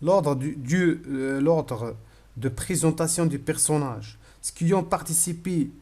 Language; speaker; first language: French; non-native, local second language; Arabic